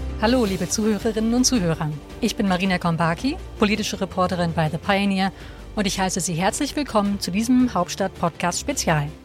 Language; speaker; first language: German; native; German